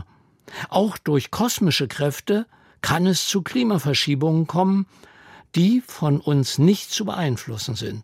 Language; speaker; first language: German; native; German